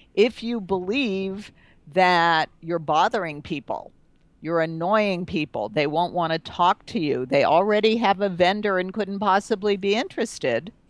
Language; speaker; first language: English; native; English